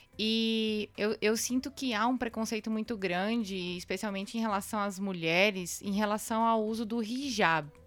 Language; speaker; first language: Portuguese; native; Portuguese